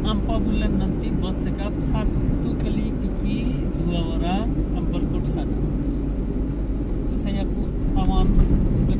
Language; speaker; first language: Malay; non-native, learner; Bangla